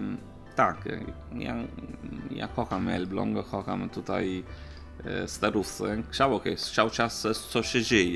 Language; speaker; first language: Polish; non-native, learner; Italian